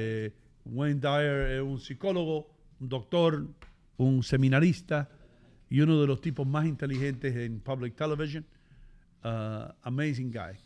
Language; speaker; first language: Spanish; native; Spanish